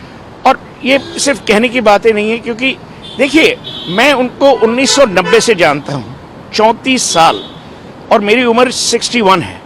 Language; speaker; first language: Hindi; native; Hindi